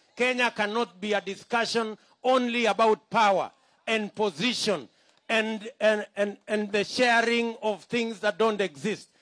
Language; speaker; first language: English; non-native, local second language; Kalenjin